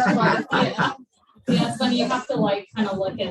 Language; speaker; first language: English; native; English